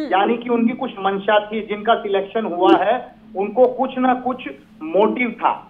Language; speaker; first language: Hindi; native; Hindi